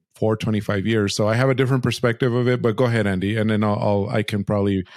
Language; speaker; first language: English; early bilingual, other home language; Spanish